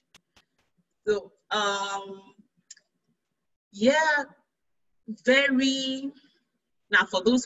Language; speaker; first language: English; non-native, local second language; Yoruba